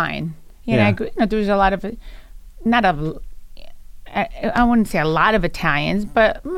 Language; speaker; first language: English; early bilingual, other home language; Italian